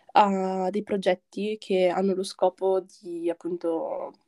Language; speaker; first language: Italian; early bilingual, other home language; Arabic